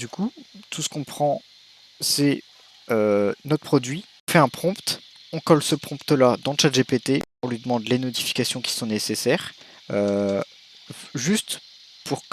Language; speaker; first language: French; native; French